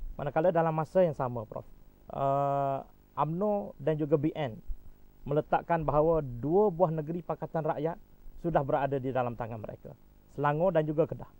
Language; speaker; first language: Malay; native; Malay